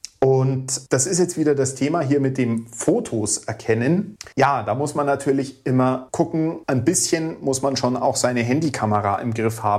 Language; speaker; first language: German; native; German